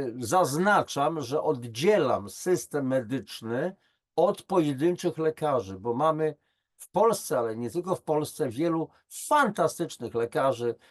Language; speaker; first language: Polish; native; Polish